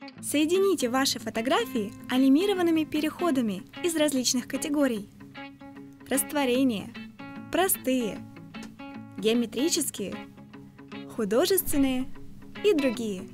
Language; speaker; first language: Russian; native; Russian